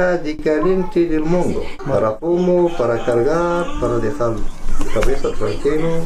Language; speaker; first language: Spanish; non-native, learner; Arabic